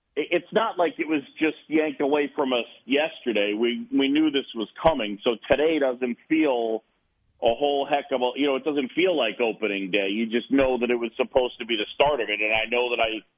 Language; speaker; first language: English; native; English